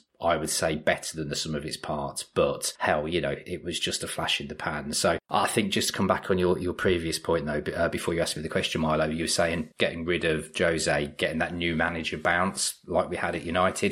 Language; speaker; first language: English; native; English